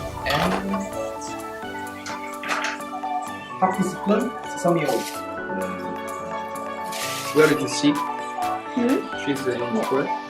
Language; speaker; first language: English; non-native, learner; Korean